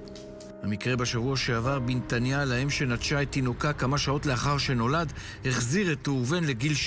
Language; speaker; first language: Hebrew; native; Hebrew